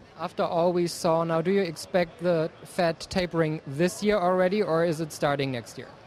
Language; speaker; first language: English; non-native, fluent; German